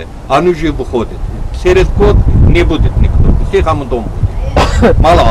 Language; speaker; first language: Russian; non-native, learner; Azerbaijani